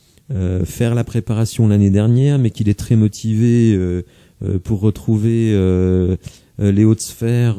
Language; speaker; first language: French; native; French